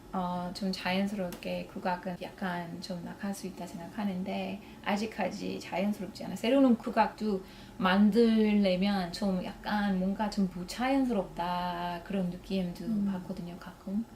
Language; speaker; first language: Korean; non-native, fluent; English